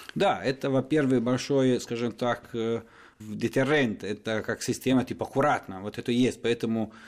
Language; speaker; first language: Russian; non-native, fluent; Italian